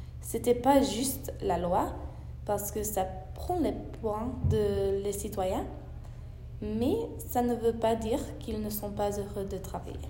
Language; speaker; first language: French; non-native, learner; English